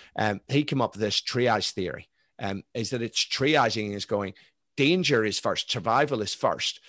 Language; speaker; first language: English; native; English